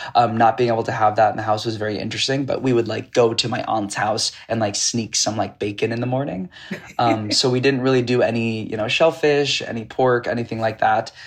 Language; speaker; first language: English; native; English